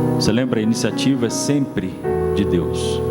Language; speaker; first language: Portuguese; native; Portuguese